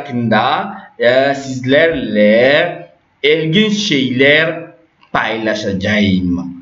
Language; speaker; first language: Turkish; non-native, learner; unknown